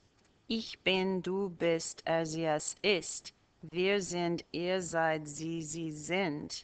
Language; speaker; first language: German; non-native, fluent; English